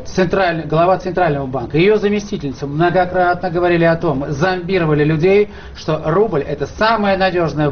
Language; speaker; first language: Russian; native; Russian